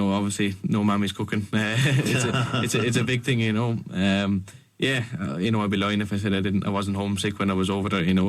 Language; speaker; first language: English; native; English